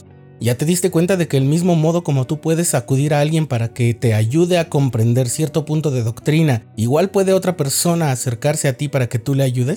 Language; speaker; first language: Spanish; native; Spanish